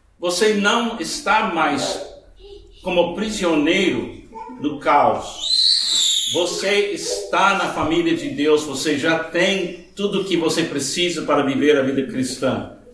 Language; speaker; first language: Portuguese; non-native, fluent; English